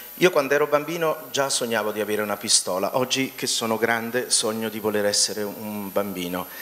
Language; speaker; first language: Italian; native; Italian